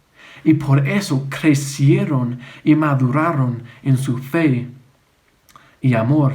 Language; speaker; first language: Spanish; non-native, fluent; English